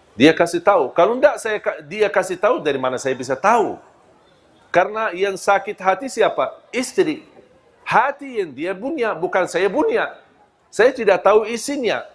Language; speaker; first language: Malay; non-native, fluent; Arabic